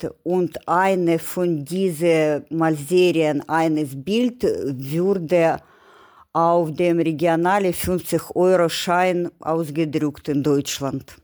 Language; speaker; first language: German; non-native, learner; Ukrainian